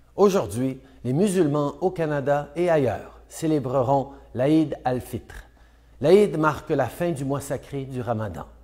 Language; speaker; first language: French; native; French